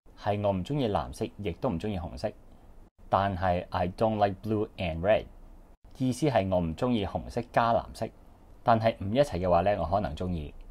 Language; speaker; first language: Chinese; non-native, local second language; Cantonese